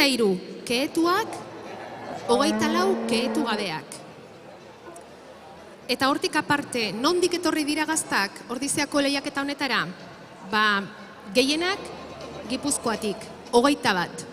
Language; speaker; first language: Basque; native; Basque